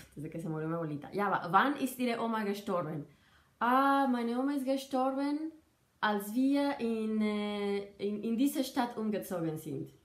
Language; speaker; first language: German; non-native, fluent; Spanish